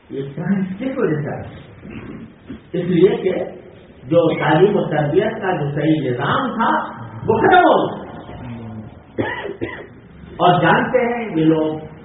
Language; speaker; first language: Urdu; native; Urdu